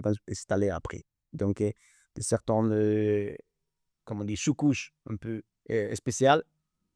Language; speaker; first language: French; non-native, fluent; Spanish